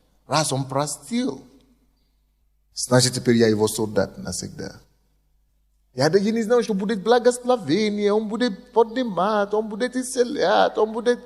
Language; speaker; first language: Russian; non-native, fluent; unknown